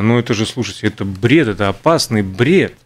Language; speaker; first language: Russian; native; Russian